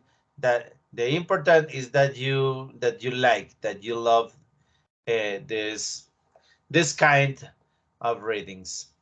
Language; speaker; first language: English; non-native, learner; Spanish